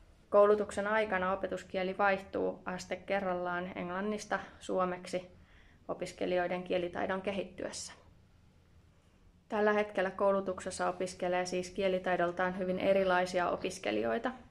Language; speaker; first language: Finnish; native; Finnish